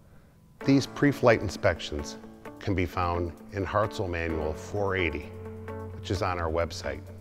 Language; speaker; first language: English; native; English